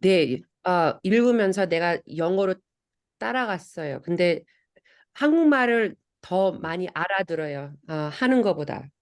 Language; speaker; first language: Korean; early bilingual, heritage; Korean